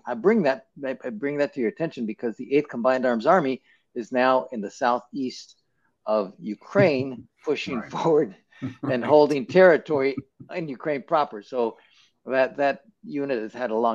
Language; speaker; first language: English; native; English